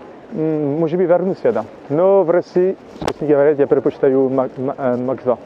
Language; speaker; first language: Russian; non-native, learner; French